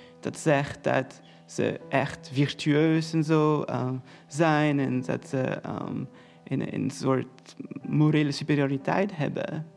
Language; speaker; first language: Dutch; non-native, fluent; Portuguese